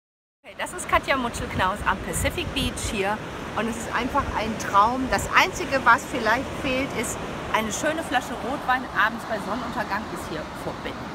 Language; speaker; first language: German; native; German